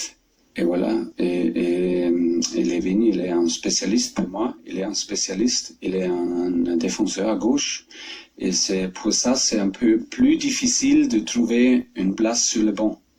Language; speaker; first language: French; non-native, fluent; German